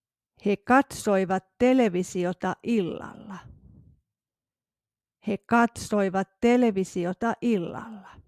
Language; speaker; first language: Finnish; non-native, fluent; English